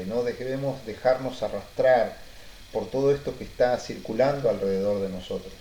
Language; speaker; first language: Spanish; native; Spanish